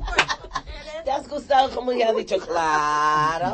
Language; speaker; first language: Spanish; non-native, fluent; English